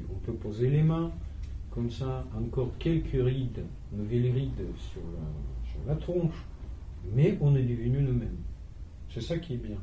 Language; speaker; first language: French; non-native, fluent; Russian